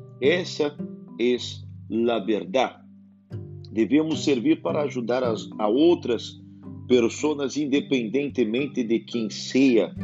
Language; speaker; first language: Portuguese; non-native, learner; Spanish